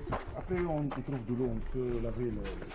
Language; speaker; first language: French; non-native, local second language; Arabic